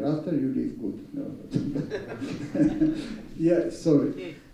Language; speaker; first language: English; non-native, learner; Russian